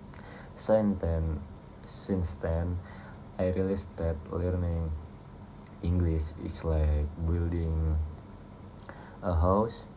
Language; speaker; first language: English; non-native, learner; Indonesian